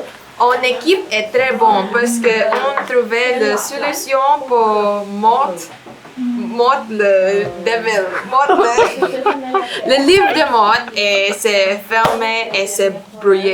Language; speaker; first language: French; non-native, learner; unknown